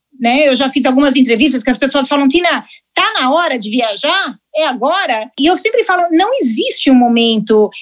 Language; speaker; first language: Portuguese; early bilingual, heritage; Portuguese